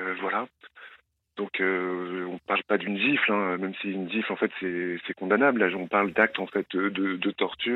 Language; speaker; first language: French; native; French